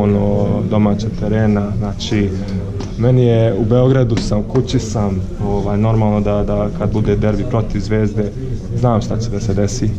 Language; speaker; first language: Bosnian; early bilingual, heritage; Croatian